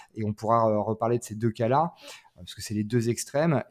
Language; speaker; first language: French; native; French